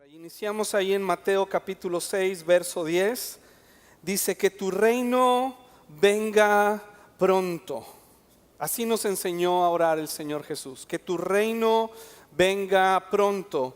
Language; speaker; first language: Spanish; native; Spanish